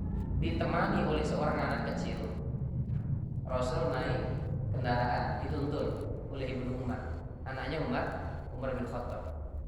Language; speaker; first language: Indonesian; native; Indonesian